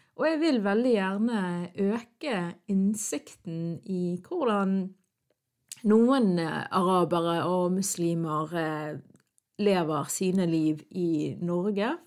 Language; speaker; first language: Norwegian; early bilingual, other home language; Arabic